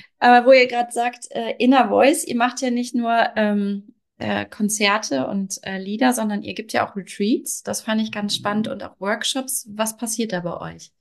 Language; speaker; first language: German; native; German